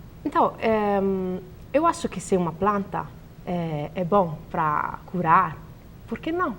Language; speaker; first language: Portuguese; non-native, learner; Italian